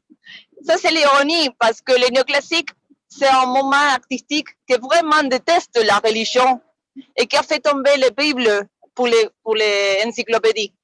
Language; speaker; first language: French; non-native, fluent; Spanish